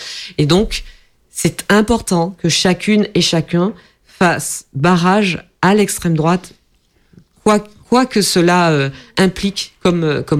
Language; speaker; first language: French; native; French